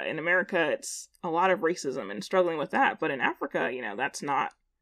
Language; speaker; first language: English; native; English